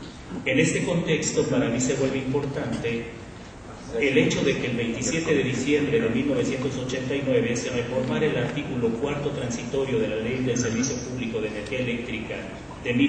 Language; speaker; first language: Spanish; native; Spanish